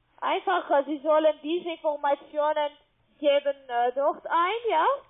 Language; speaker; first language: German; non-native, learner; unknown